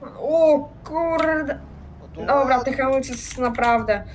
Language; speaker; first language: Polish; native; Polish